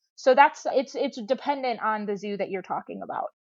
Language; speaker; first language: English; native; English